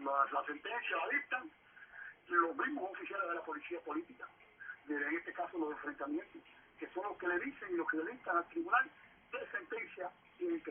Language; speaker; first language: Spanish; native; Spanish